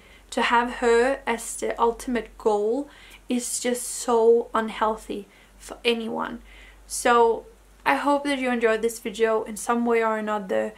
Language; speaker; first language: English; non-native, fluent; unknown